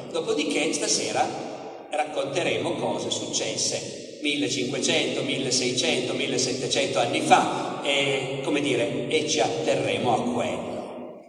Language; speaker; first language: Italian; native; Italian